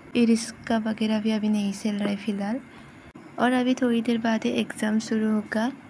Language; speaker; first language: Hindi; non-native, local second language; Assamese